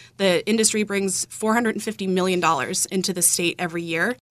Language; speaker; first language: English; native; English